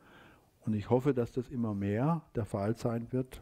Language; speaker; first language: German; native; German